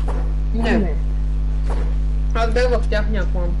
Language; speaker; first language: Bulgarian; native; Bulgarian